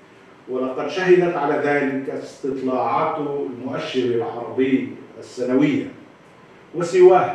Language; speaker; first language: Arabic; native; Arabic